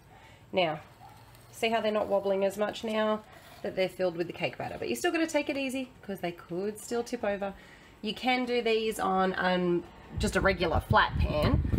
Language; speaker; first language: English; native; English